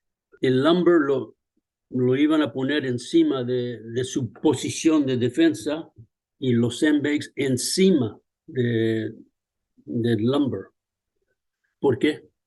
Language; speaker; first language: Spanish; early bilingual, other home language; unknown